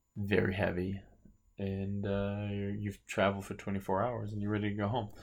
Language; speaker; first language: English; early bilingual, other home language; French